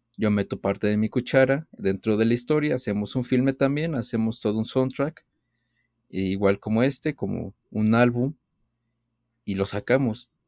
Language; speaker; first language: Spanish; native; Spanish